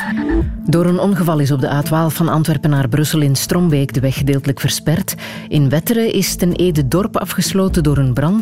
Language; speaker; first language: Dutch; native; Dutch